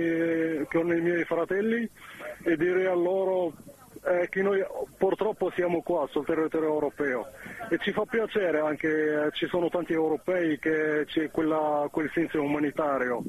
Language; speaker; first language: Italian; non-native, fluent; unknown